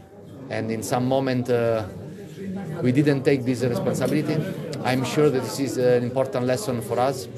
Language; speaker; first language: English; non-native, fluent; Italian